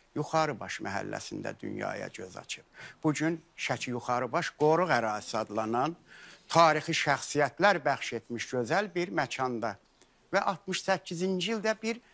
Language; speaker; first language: Azerbaijani; native; Azerbaijani